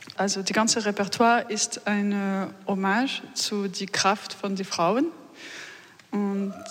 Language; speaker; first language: German; non-native, learner; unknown